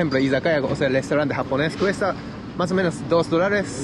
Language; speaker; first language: Spanish; non-native, learner; Japanese